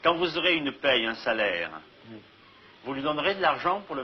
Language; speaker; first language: French; native; French